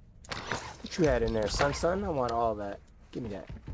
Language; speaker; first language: English; native; English